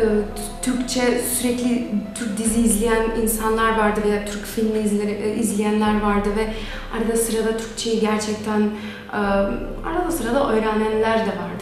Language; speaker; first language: Turkish; non-native, fluent; Macedonian